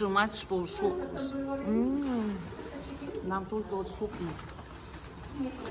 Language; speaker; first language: Russian; non-native, local second language; Uzbek